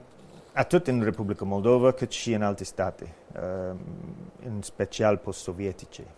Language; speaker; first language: Romanian; non-native, fluent; English